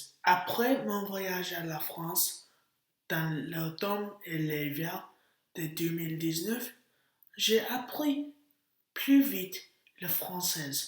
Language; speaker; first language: French; non-native, learner; English